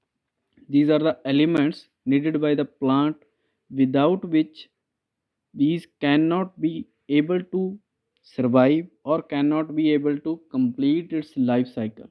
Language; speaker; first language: English; non-native, local second language; Punjabi